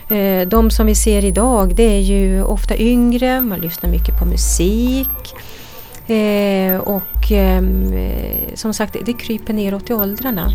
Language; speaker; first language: Swedish; native; Swedish